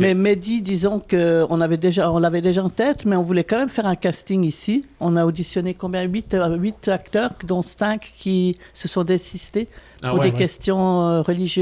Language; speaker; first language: French; native; French